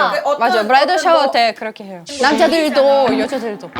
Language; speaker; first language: Korean; non-native, fluent; Russian